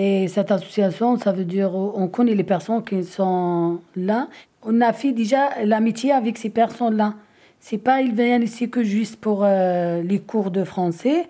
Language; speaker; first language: French; non-native, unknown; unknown